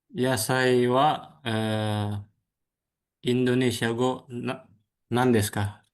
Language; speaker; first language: Japanese; non-native, learner; Indonesian